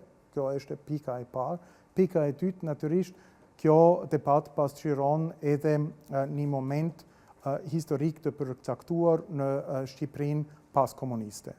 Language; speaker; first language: Albanian; non-native, fluent; German